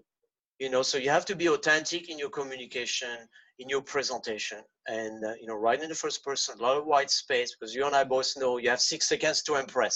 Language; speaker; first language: English; non-native, fluent; French